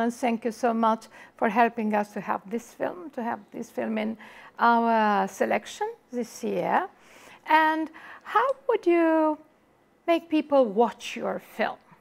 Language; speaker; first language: English; non-native, fluent; Romanian